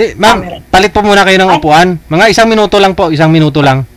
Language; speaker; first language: Filipino; native; Filipino